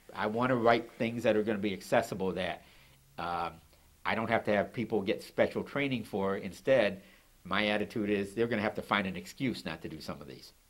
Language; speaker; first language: English; native; English